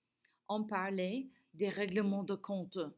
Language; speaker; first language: French; non-native, fluent; English